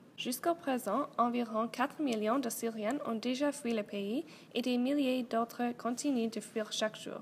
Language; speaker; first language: French; non-native, learner; English